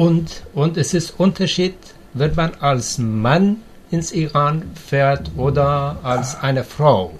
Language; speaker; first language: German; non-native, learner; Persian